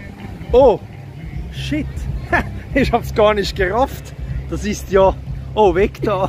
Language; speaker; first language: German; native; German